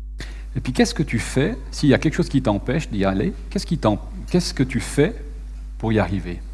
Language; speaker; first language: French; native; French